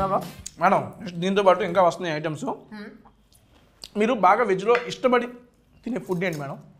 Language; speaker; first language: Telugu; native; Telugu